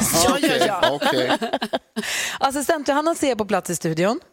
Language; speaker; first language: Swedish; native; Swedish